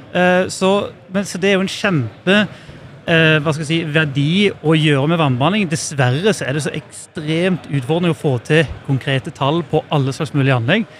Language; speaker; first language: Norwegian; native; Norwegian